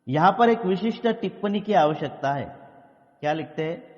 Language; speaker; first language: Hindi; non-native, local second language; Marathi